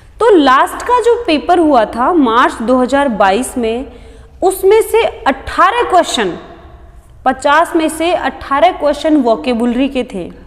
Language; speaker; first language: Hindi; native; Hindi